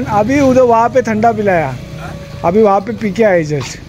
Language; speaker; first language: Hindi; non-native, local second language; Marathi